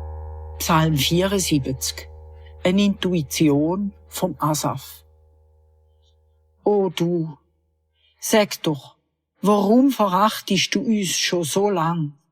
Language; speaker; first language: German; native; German